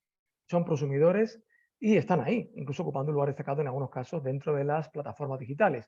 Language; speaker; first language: Spanish; native; Spanish